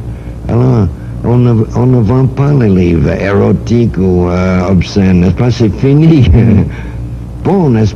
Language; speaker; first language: French; non-native, fluent; English